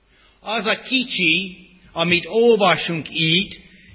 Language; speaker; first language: Hungarian; non-native, fluent; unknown